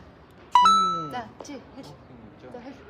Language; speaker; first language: Mongolian; native; Mongolian